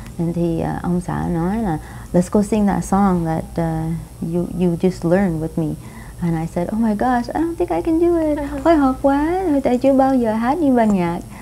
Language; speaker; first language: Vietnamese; non-native, fluent; English